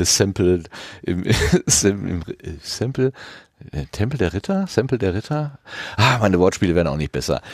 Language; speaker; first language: German; native; German